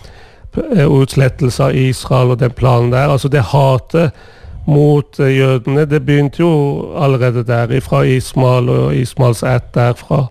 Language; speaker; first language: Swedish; non-native, fluent; Persian